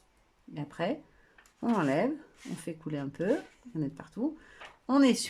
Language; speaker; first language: French; native; French